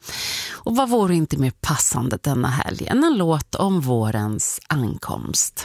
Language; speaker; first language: Swedish; native; Swedish